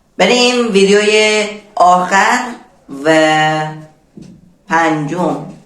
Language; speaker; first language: Persian; native; Persian